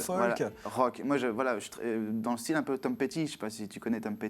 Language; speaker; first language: French; native; French